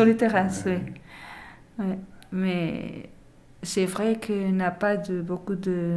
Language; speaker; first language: French; non-native, learner; Portuguese